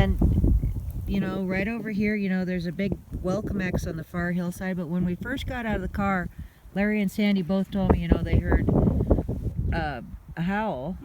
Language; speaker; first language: English; native; English